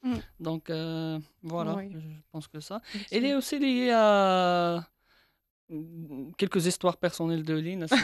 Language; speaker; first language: French; non-native, local second language; Arabic